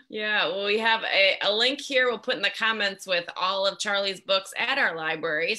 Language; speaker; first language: English; native; English